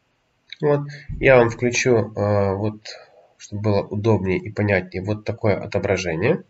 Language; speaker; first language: Russian; native; Russian